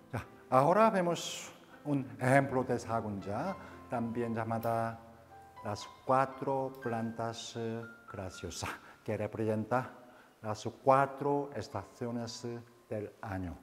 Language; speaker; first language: Spanish; non-native, fluent; Korean